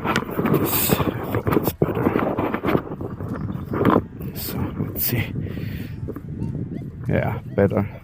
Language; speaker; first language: English; non-native, learner; German